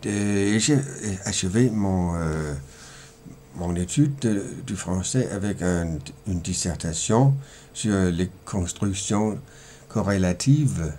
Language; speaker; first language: French; non-native, fluent; Danish